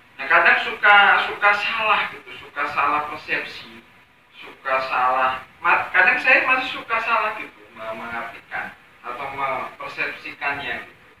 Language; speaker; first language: Indonesian; non-native, local second language; Javanese